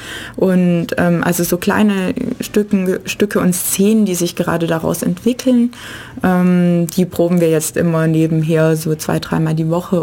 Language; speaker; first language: German; native; German